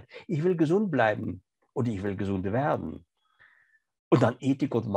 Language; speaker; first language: German; non-native, fluent; French